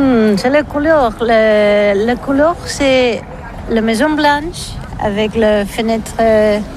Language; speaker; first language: French; non-native, learner; Catalan